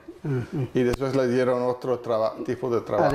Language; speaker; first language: Spanish; non-native, fluent; English